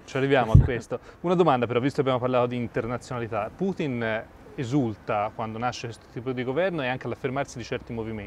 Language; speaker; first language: Italian; native; Italian